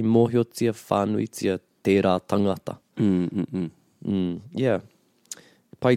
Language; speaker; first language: Māori; non-native, local second language; English